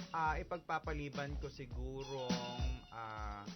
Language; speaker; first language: Filipino; native; Filipino